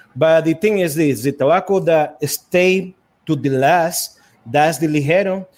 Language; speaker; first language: English; non-native, fluent; Spanish